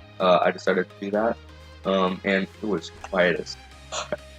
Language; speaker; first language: English; native; English